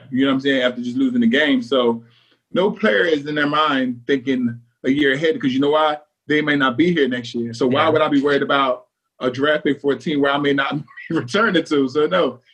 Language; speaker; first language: English; native; English